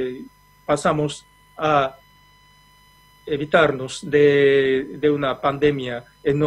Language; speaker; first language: Spanish; non-native, fluent; Japanese